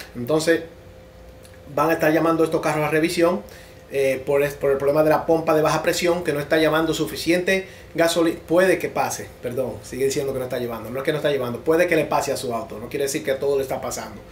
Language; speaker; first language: Spanish; native; Spanish